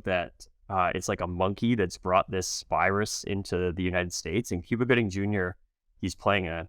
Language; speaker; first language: English; native; English